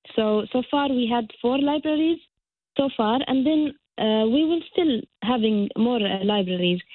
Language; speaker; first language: English; non-native, fluent; Arabic